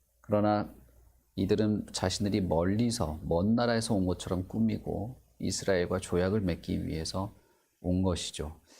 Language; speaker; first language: Korean; native; Korean